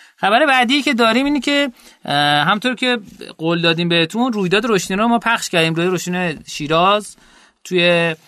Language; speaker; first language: Persian; native; Persian